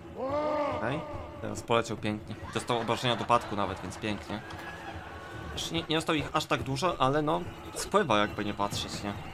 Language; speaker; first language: Polish; native; Polish